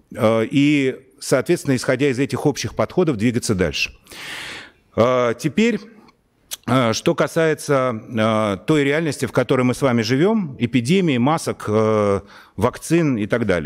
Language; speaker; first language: Russian; native; Russian